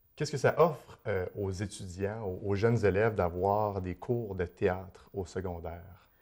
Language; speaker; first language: French; native; French